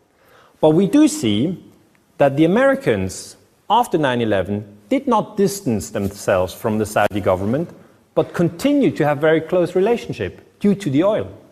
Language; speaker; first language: English; non-native, fluent; German